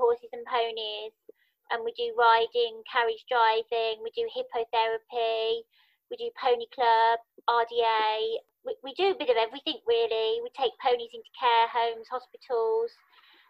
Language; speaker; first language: English; native; English